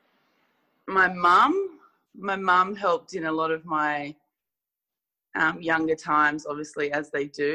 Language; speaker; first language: English; native; English